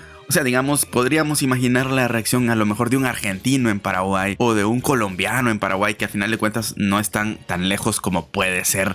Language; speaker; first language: Spanish; native; Spanish